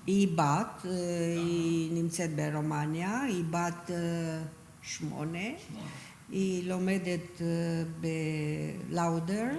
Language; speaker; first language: Hebrew; non-native, fluent; Romanian